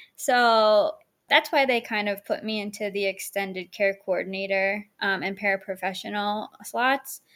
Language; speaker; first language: English; native; English